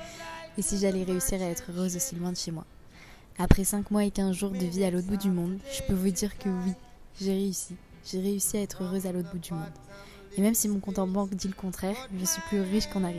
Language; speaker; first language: French; native; French